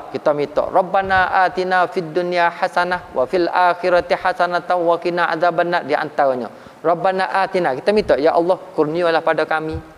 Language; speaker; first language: Malay; native; Malay